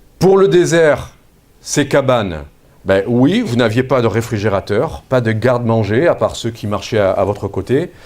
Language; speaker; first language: French; native; French